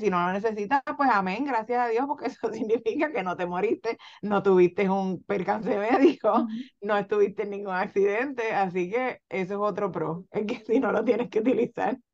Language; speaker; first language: Spanish; native; Spanish